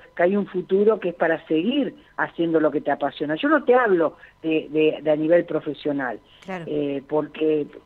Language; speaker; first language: Spanish; native; Spanish